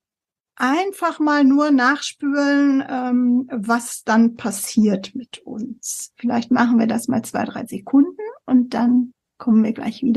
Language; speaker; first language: German; native; German